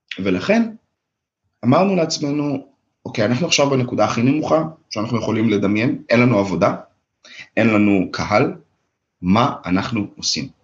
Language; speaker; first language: Hebrew; early bilingual, other home language; Russian